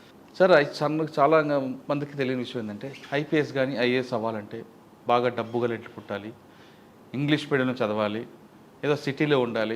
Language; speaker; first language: Telugu; native; Telugu